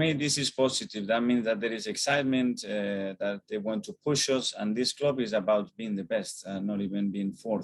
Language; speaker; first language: English; non-native, fluent; Spanish